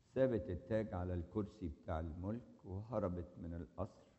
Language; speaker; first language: Arabic; native; Arabic